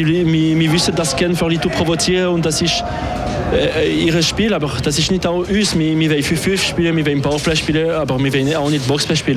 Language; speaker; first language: German; non-native, local second language; French